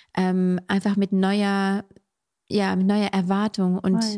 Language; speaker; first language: German; non-native, fluent; French